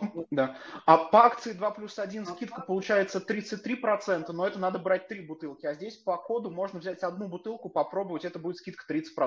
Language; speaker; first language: Russian; native; Russian